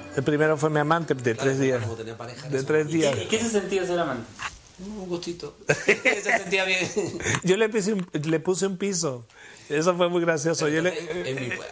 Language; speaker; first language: Spanish; native; Spanish